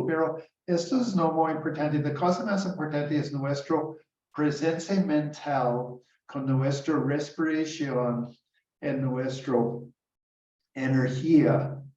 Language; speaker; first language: Spanish; non-native, learner; English